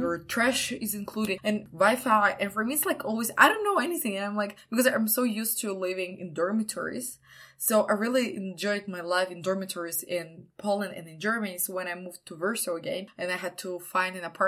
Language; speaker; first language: English; non-native, fluent; Ukrainian